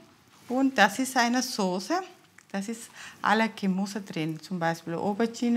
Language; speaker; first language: German; non-native, learner; Tamil